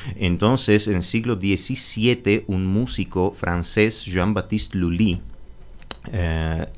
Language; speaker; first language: Spanish; early bilingual, other home language; Armenian